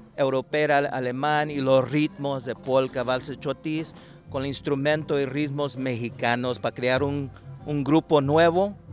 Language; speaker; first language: Spanish; native; Spanish